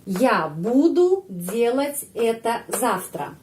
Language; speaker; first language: Russian; non-native, fluent; Indonesian